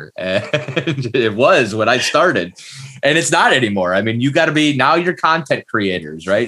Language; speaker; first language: English; native; English